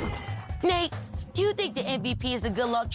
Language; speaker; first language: English; native; English